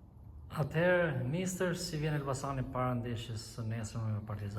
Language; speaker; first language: Albanian; native; Albanian